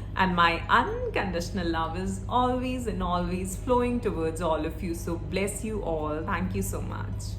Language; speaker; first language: English; non-native, local second language; Hindi